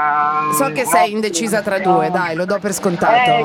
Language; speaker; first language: Italian; native; Italian